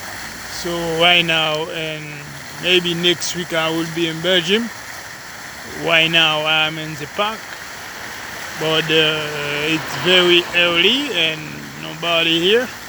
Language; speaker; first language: English; non-native, learner; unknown